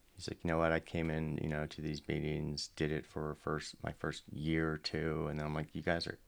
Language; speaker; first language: English; native; English